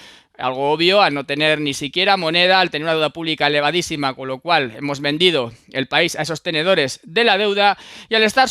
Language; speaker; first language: Spanish; native; Spanish